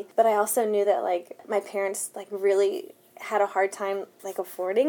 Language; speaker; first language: English; early bilingual, other home language; Spanish